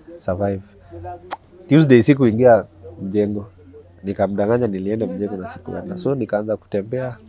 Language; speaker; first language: Swahili; non-native, local second language; Luo (Kenya and Tanzania)